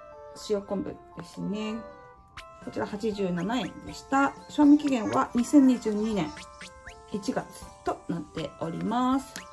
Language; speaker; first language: Japanese; native; Japanese